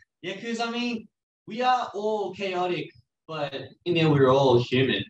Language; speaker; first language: English; early bilingual, other home language; Korean